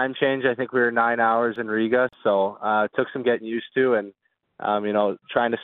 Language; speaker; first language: English; native; English